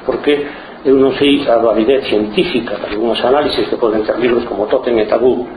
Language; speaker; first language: Spanish; non-native, local second language; Galician